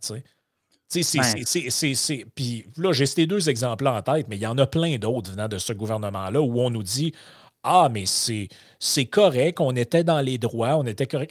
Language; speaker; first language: French; native; French